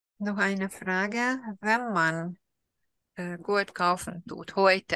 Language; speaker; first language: German; non-native, fluent; Hungarian